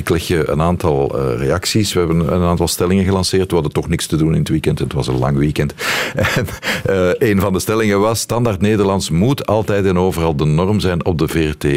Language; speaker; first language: Dutch; native; Dutch